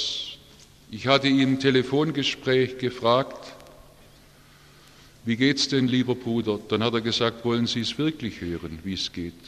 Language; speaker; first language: German; native; German